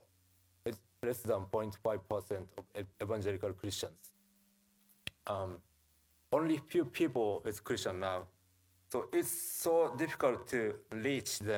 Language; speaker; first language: English; non-native, fluent; Japanese